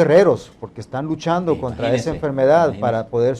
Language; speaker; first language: Spanish; native; Spanish